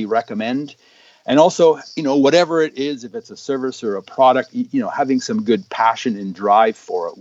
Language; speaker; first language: English; native; English